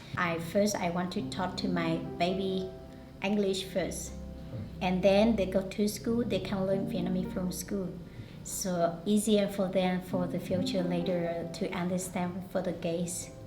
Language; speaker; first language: English; non-native, learner; Hmong